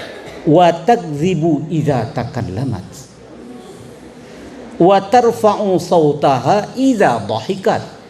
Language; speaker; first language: Arabic; non-native, fluent; Indonesian